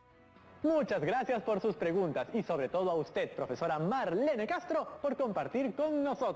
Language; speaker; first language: Spanish; native; Spanish